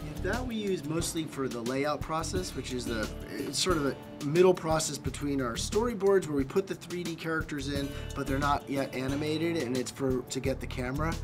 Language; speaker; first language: English; native; English